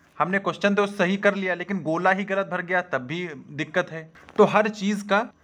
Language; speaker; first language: Hindi; native; Hindi